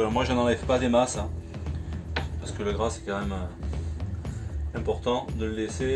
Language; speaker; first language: French; native; French